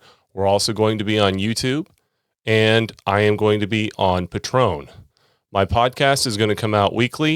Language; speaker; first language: English; native; English